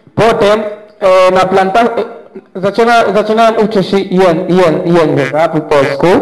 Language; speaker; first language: Polish; non-native, learner; Swahili